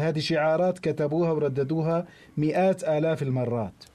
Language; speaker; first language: Arabic; native; Arabic